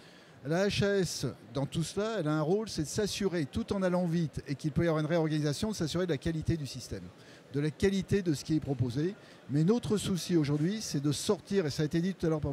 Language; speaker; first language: French; native; French